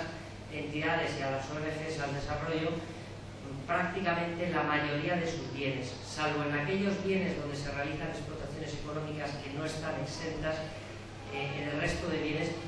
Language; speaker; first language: Spanish; native; Spanish